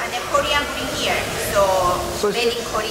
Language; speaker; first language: English; non-native, learner; Korean